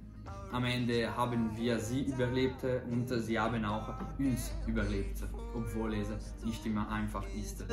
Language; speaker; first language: German; non-native, fluent; Italian